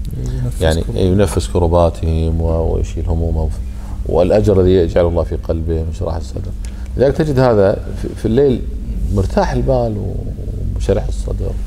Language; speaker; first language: Arabic; native; Arabic